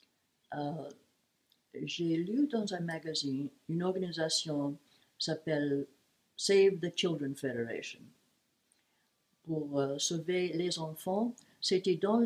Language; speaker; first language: French; non-native, learner; English